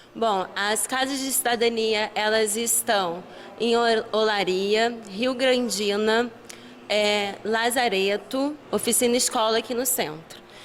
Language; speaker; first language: Portuguese; native; Portuguese